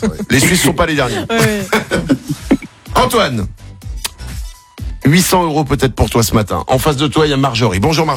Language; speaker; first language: French; native; French